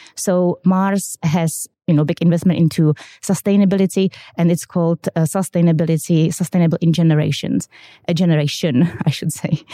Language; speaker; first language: English; non-native, fluent; Czech